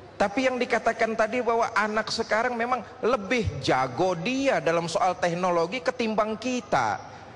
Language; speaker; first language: Indonesian; native; Indonesian